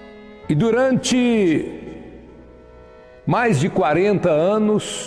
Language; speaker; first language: Portuguese; native; Portuguese